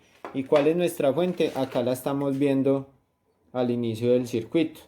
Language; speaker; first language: Spanish; native; Spanish